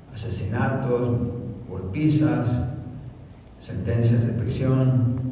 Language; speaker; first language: Spanish; early bilingual, other home language; English